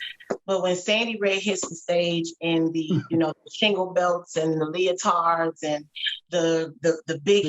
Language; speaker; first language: English; native; English